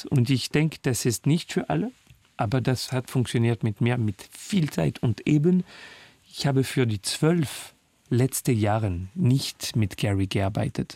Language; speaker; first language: German; non-native, learner; French